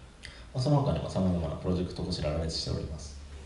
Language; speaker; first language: Japanese; native; Japanese